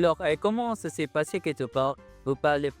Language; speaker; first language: French; non-native, learner; Filipino